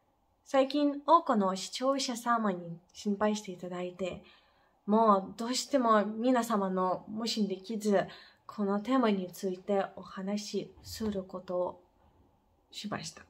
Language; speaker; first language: Japanese; non-native, fluent; Ukrainian